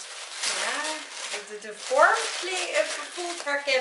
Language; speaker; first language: Dutch; native; Dutch